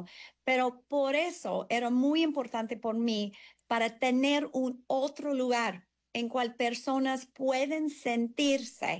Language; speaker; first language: Spanish; non-native, fluent; English